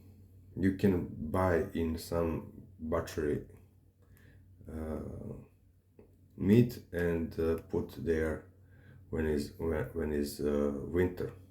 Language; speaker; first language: English; non-native, learner; Serbian